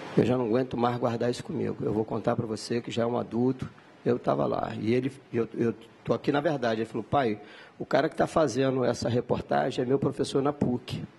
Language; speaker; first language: Portuguese; native; Portuguese